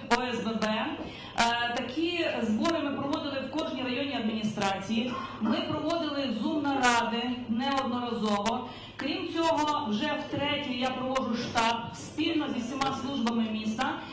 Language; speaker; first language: Ukrainian; native; Ukrainian